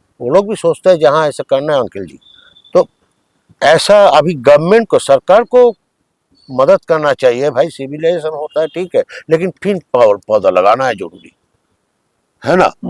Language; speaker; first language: Hindi; non-native, local second language; Bangla